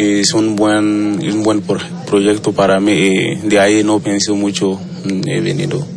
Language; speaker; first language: Spanish; non-native, learner; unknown